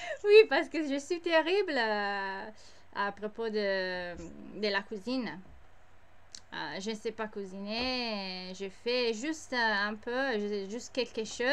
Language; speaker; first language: French; non-native, learner; English